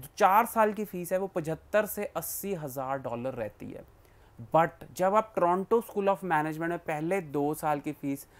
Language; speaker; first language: Hindi; non-native, local second language; Punjabi